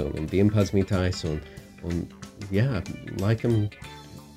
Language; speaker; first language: Latvian; non-native, fluent; English